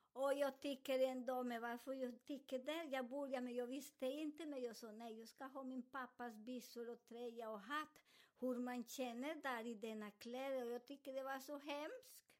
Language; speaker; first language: Swedish; non-native, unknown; Spanish